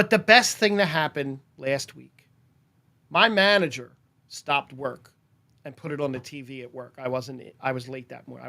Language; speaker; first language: English; native; English